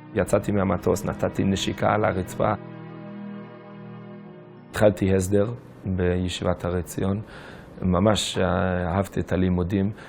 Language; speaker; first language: Hebrew; non-native, fluent; English